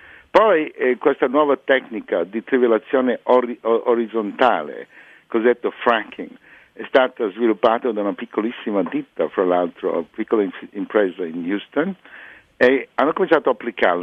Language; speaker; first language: Italian; non-native, fluent; English